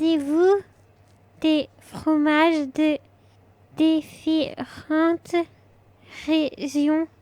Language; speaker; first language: French; non-native, learner; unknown